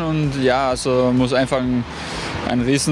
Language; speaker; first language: German; non-native, fluent; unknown